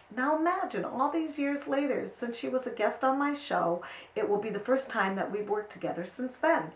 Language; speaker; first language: English; native; English